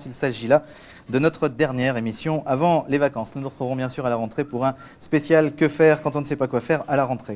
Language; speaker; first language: French; native; French